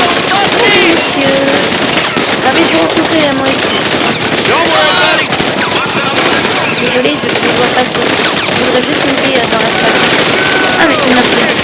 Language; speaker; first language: French; native; French